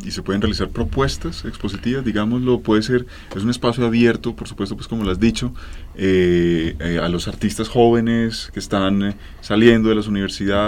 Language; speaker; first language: Spanish; native; Spanish